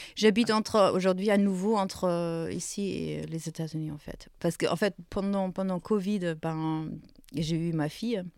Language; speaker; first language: French; non-native, fluent; German